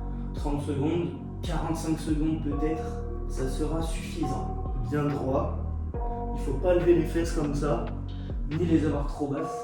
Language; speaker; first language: French; native; French